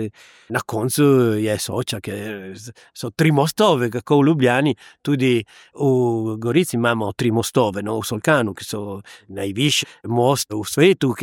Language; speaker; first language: Slovenian; non-native, learner; Italian